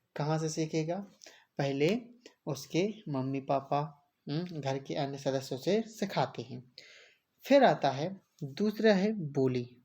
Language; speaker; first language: Hindi; native; Hindi